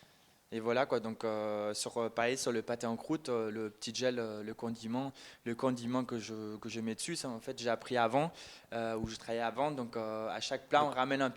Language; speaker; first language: French; non-native, fluent; German